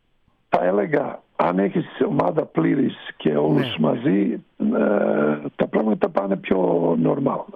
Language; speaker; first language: Greek; non-native, fluent; Serbian